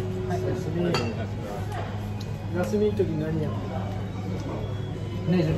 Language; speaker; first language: Japanese; non-native, learner; Vietnamese